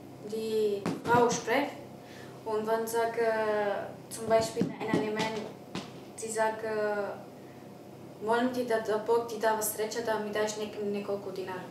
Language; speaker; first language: German; non-native, learner; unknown